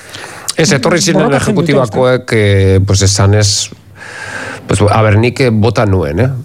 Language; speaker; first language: Basque; native; Basque